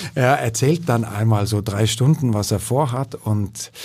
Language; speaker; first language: German; non-native, fluent; Danish